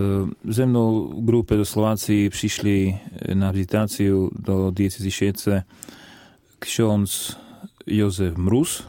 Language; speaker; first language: Polish; non-native, learner; Slovak